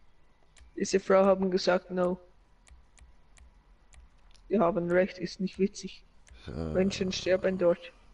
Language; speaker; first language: German; non-native, learner; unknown